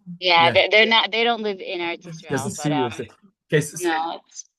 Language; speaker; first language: English; native; English